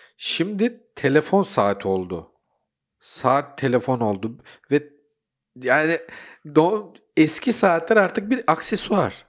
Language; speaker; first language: Turkish; native; Turkish